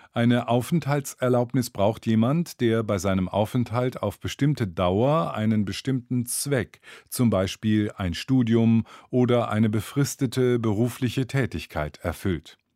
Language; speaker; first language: German; native; German